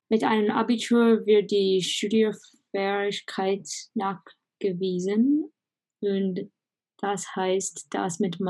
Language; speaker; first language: German; non-native, learner; English